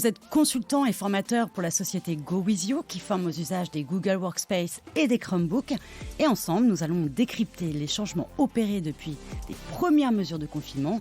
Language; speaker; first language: French; native; French